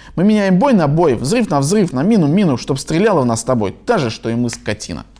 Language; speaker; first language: Russian; native; Russian